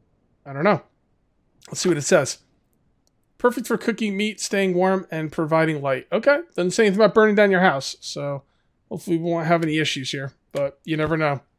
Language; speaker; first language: English; native; English